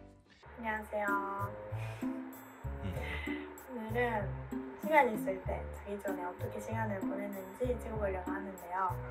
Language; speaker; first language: Korean; non-native, fluent; Japanese